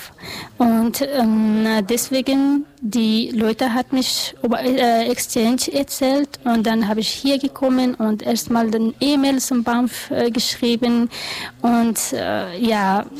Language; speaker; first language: German; non-native, learner; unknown